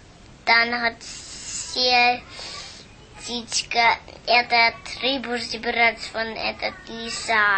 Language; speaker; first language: Russian; early bilingual, heritage; Russian